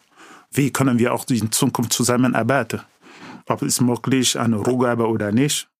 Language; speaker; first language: German; non-native, learner; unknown